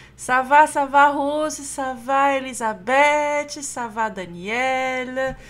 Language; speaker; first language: French; non-native, fluent; Portuguese